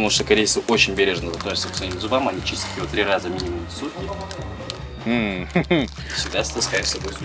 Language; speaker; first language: Russian; non-native, fluent; Korean